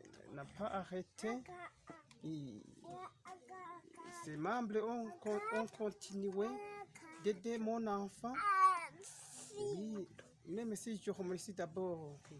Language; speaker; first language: French; non-native, local second language; Rundi